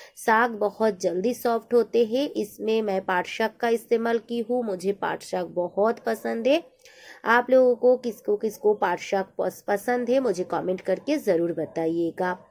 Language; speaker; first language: Hindi; non-native, local second language; Bangla